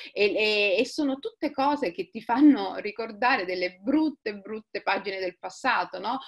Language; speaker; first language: Italian; early bilingual, other home language; Somali